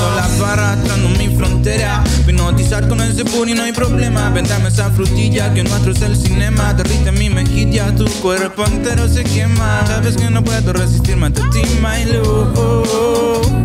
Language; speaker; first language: Spanish; native; Spanish